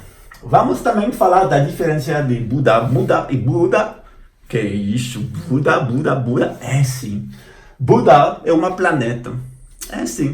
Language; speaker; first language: Portuguese; non-native, fluent; French